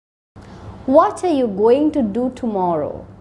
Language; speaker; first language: English; non-native, local second language; Bangla